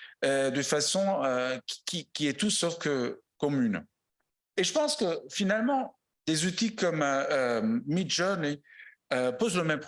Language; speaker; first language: French; non-native, fluent; Italian